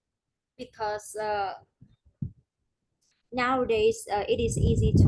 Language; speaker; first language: English; non-native, learner; Vietnamese